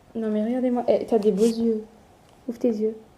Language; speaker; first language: French; native; French